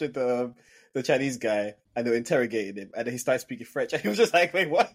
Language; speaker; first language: English; native; English